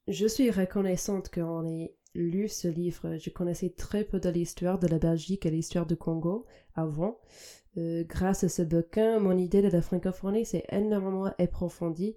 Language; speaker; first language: French; non-native, fluent; English